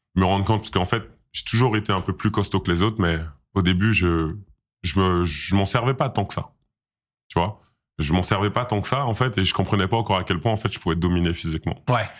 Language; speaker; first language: French; native; French